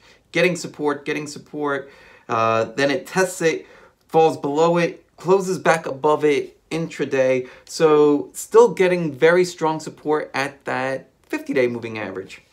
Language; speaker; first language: English; native; English